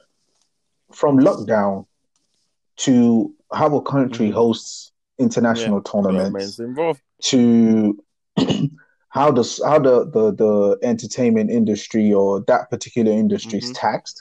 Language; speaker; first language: English; non-native, local second language; Yoruba